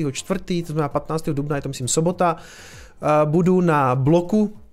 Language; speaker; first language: Czech; native; Czech